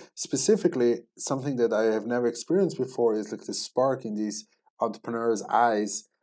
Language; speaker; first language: English; non-native, fluent; Swiss German